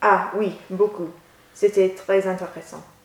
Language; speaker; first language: French; non-native, learner; English